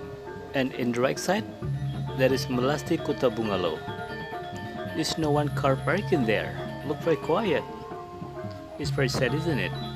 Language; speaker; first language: English; non-native, local second language; Indonesian